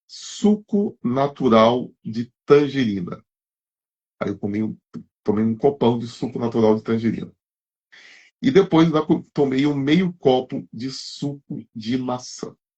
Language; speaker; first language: Portuguese; native; Portuguese